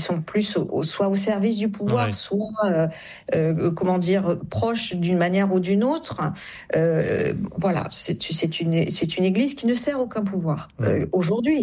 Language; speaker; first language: French; native; French